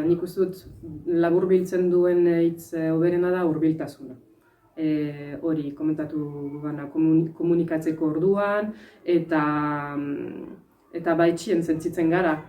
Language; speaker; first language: Basque; non-native, fluent; French